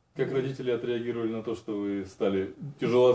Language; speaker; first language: Russian; native; Russian